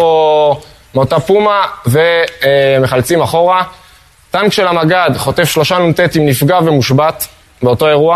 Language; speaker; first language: Hebrew; native; Hebrew